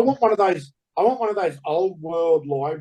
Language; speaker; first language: English; native; English